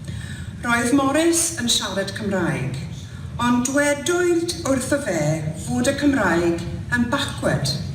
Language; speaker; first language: Welsh; non-native, local second language; English